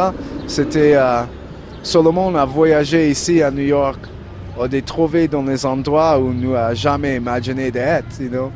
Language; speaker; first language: French; non-native, learner; English